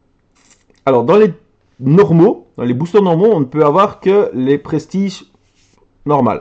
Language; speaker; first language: French; native; French